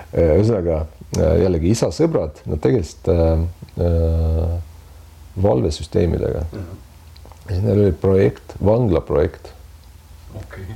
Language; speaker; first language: Estonian; non-native, local second language; Russian